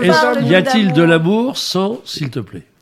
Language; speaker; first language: French; native; French